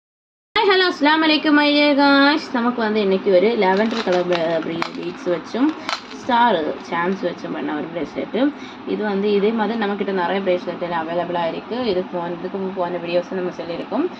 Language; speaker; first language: Tamil; native; Tamil